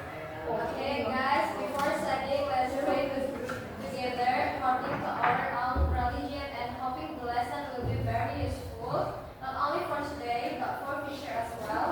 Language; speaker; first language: English; non-native, learner; Indonesian